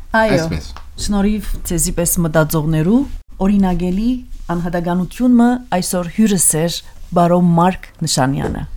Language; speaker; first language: Armenian; early bilingual, heritage; Armenian